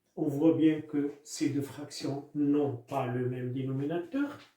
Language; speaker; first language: French; non-native, local second language; Arabic